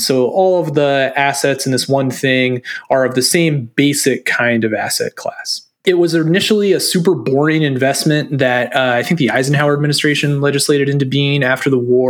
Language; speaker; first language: English; native; English